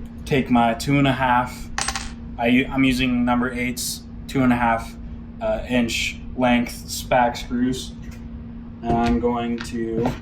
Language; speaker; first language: English; native; English